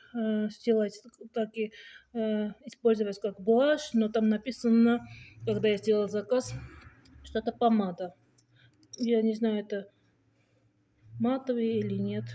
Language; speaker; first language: Russian; non-native, local second language; Armenian